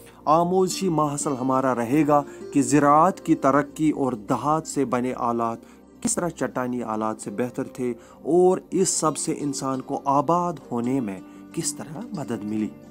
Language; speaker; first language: Urdu; non-native, local second language; Kashmiri